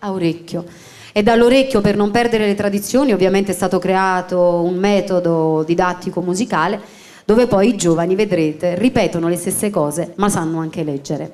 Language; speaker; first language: Italian; native; Italian